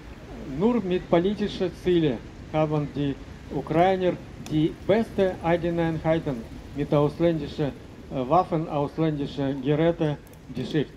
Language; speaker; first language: German; non-native, learner; Russian